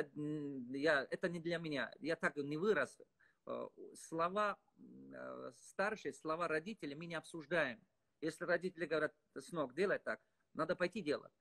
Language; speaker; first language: Russian; non-native, fluent; Tajik